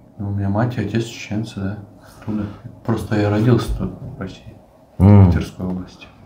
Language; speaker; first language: Russian; native; Russian